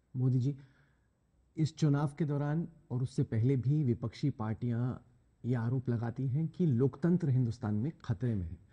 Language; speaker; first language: Hindi; native; Hindi